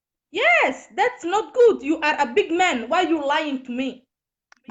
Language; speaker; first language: English; non-native, learner; Somali